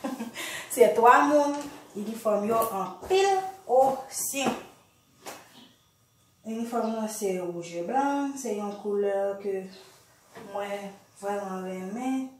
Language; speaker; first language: French; non-native, learner; Haitian Creole